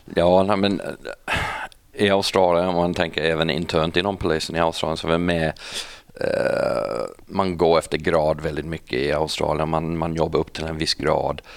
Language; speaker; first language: Swedish; non-native, fluent; English